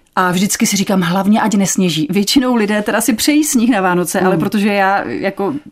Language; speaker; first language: Czech; native; Czech